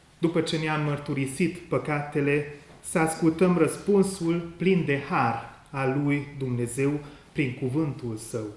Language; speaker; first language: Romanian; non-native, local second language; Hungarian